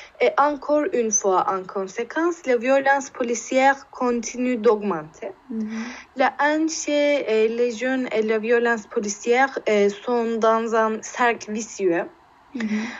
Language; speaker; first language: French; non-native, learner; Turkish